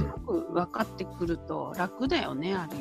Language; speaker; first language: Japanese; native; Japanese